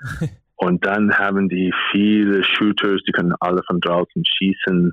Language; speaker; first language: German; non-native, fluent; English